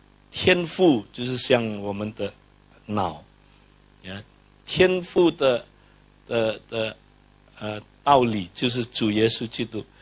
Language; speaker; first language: Chinese; non-native, fluent; Indonesian